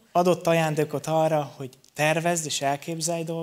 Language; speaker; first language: Hungarian; native; Hungarian